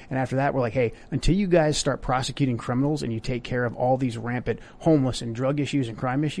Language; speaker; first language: English; native; English